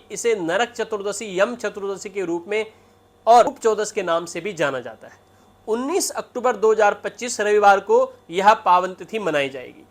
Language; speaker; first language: Hindi; native; Hindi